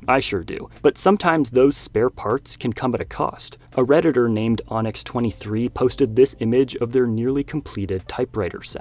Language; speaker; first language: English; native; English